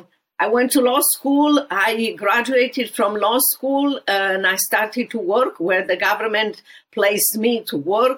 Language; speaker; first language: English; non-native, fluent; Romanian